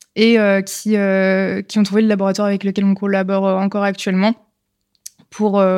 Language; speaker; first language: French; native; French